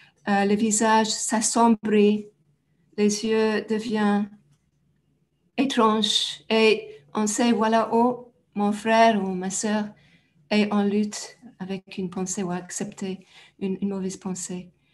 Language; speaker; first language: French; non-native, fluent; English